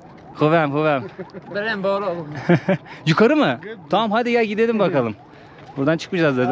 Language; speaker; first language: Turkish; native; Turkish